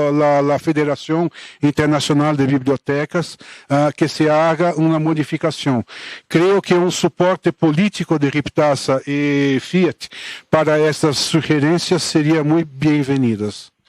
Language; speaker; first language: Spanish; non-native, fluent; Portuguese